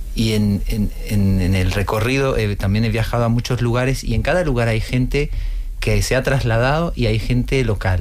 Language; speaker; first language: Spanish; non-native, fluent; French